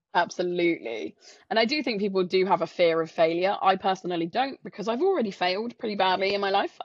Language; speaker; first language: English; native; English